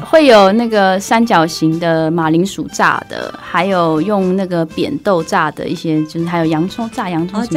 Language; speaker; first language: Chinese; early bilingual, other home language; Burmese